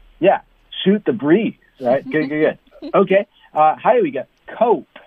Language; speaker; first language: English; native; English